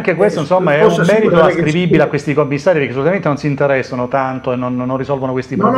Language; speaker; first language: Italian; native; Italian